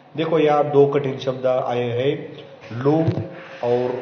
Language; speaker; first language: Hindi; non-native, local second language; Marathi